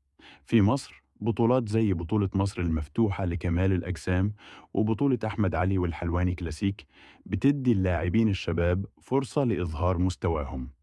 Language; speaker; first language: Arabic; native; Arabic